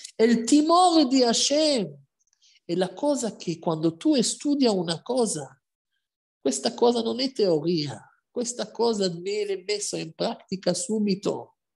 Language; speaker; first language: Italian; non-native, fluent; Hebrew